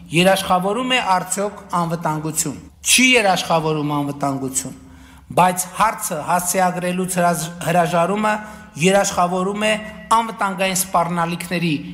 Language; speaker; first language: Armenian; native; Armenian